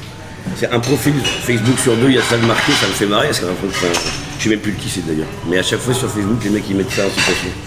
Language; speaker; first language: French; native; French